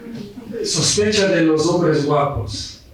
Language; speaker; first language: Spanish; non-native, fluent; Portuguese